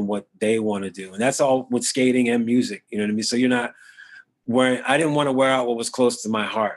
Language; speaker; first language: English; native; English